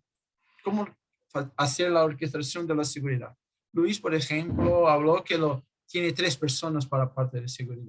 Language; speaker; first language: Spanish; non-native, fluent; Portuguese